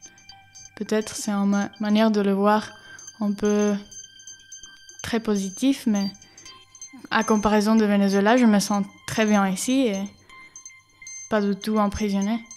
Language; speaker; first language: French; non-native, fluent; Spanish